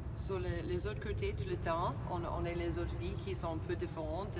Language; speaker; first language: French; non-native, learner; English